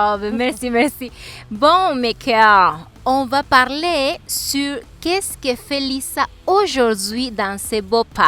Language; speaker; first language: French; non-native, fluent; Spanish